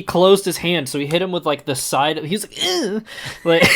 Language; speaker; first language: English; native; English